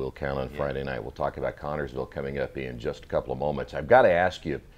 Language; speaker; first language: English; native; English